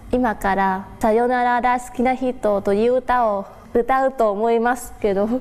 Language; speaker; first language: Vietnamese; non-native, local second language; Chinese